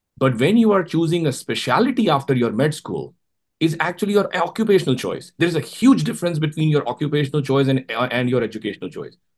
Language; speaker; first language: English; non-native, local second language; Urdu